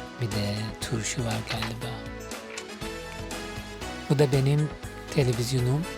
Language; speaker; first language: Turkish; non-native, fluent; Arabic